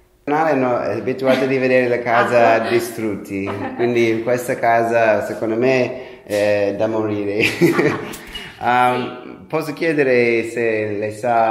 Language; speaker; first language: Italian; non-native, learner; English